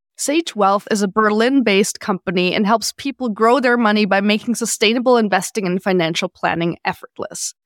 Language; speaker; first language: English; non-native, fluent; German